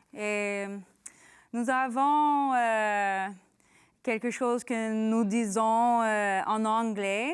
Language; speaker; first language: French; non-native, learner; English